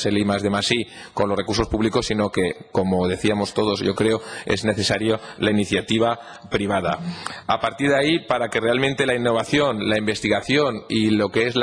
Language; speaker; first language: Spanish; native; Spanish